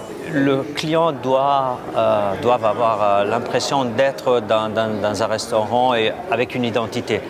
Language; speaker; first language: French; non-native, fluent; Italian